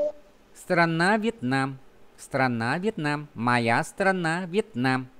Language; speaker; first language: Russian; non-native, fluent; Vietnamese